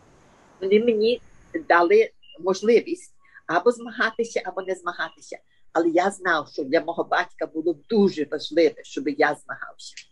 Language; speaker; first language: Ukrainian; early bilingual, heritage; Ukrainian